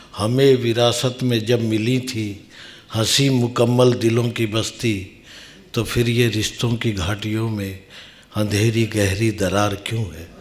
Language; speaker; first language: Hindi; native; Hindi